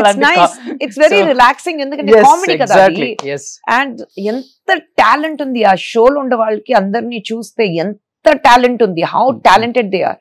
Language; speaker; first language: Telugu; non-native, learner; Tamil